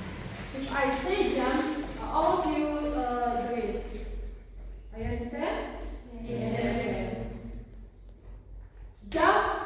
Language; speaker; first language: English; non-native, learner; Indonesian